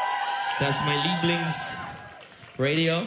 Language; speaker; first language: German; non-native, learner; Turkish